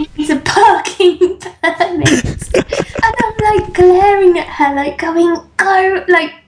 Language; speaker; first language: English; native; English